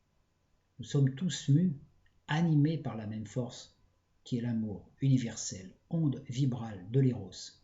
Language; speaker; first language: French; native; French